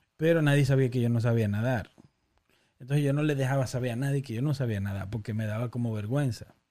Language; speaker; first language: Spanish; native; Spanish